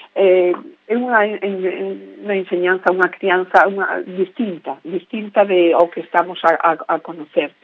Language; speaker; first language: Galician; non-native, local second language; Spanish